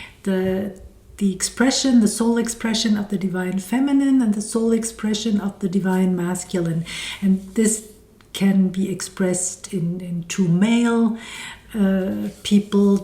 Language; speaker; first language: English; non-native, fluent; German